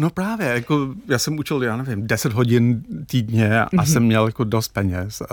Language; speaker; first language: Czech; non-native, fluent; English